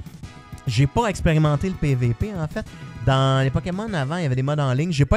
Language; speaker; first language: French; native; French